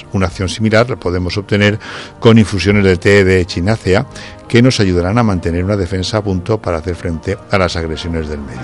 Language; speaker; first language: Spanish; native; Spanish